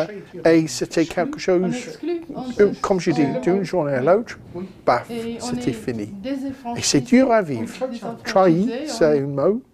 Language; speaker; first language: French; non-native, fluent; English